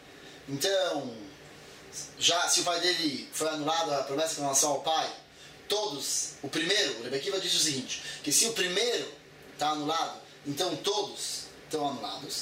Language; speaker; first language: Portuguese; native; Portuguese